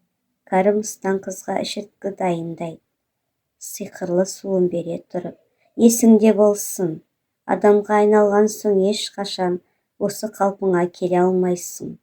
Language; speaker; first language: Kazakh; native; Kazakh